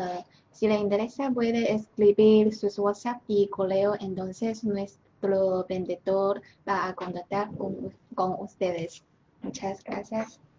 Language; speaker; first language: Spanish; non-native, learner; Chinese